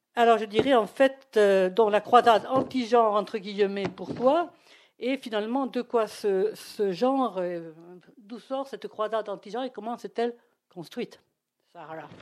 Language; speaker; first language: French; native; French